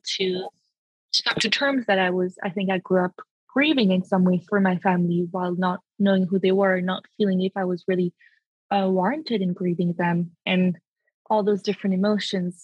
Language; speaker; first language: English; early bilingual, other home language; French